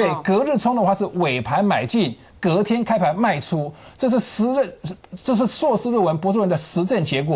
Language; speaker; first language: Chinese; native; Chinese